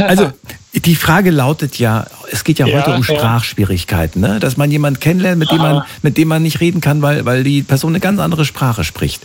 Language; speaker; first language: German; native; German